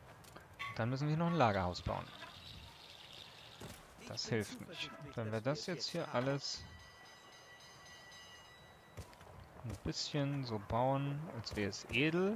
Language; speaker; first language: German; native; German